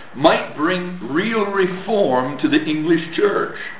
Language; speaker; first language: English; native; English